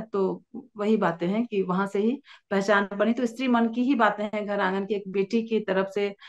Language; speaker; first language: Hindi; native; Hindi